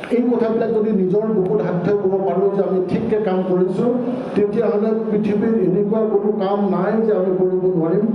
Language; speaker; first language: Assamese; non-native, local second language; Karbi